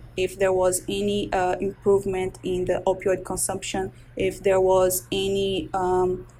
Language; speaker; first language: English; non-native, fluent; Portuguese